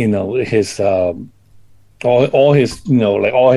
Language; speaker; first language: English; non-native, local second language; Cantonese